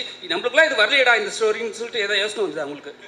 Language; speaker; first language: Tamil; native; Tamil